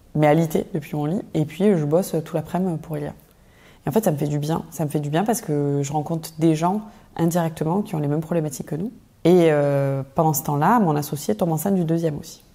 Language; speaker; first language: French; native; French